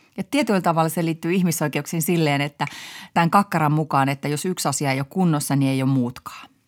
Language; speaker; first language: Finnish; native; Finnish